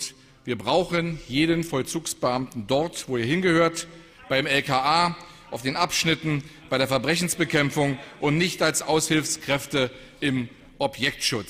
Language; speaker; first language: German; native; German